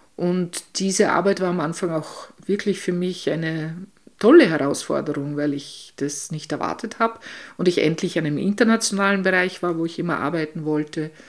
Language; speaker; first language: German; native; German